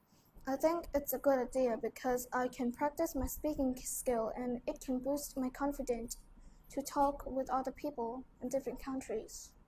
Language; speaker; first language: English; non-native, learner; Vietnamese